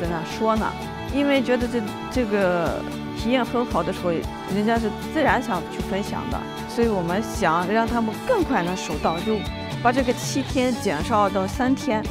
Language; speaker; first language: Chinese; non-native, fluent; Russian